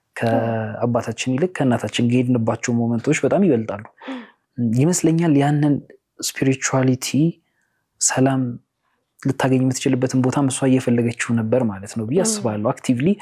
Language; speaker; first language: Amharic; native; Amharic